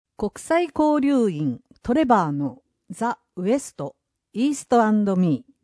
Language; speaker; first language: Japanese; non-native, fluent; English